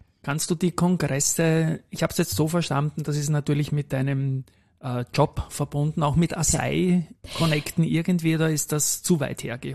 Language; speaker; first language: German; native; German